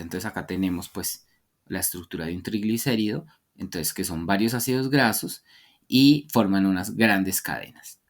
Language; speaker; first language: Spanish; native; Spanish